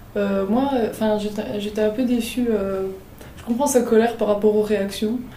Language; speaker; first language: French; native; French